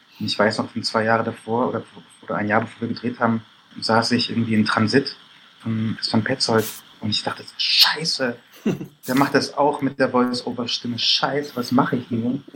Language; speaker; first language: German; early bilingual, other home language; Persian